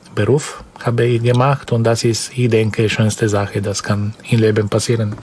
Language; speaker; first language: German; non-native, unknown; Slovenian